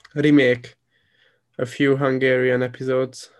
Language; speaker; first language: English; non-native, fluent; Hungarian